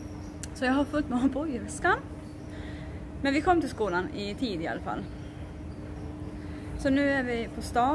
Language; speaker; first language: Swedish; native; Swedish